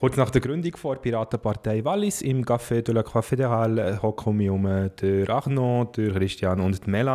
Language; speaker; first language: German; native; German